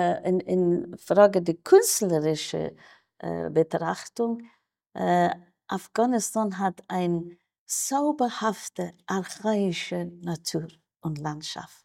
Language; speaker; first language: German; non-native, fluent; Persian